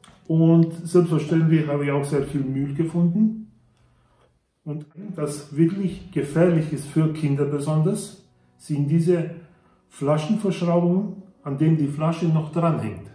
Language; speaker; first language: German; non-native, fluent; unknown